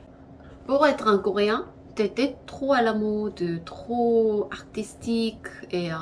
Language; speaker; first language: French; non-native, learner; Korean